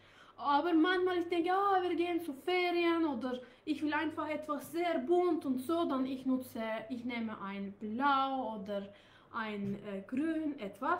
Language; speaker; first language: German; non-native, learner; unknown